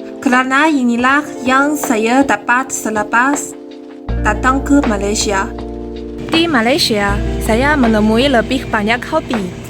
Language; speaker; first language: Malay; non-native, learner; Chinese